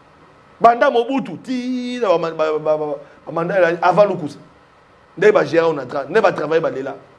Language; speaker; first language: French; non-native, local second language; Lingala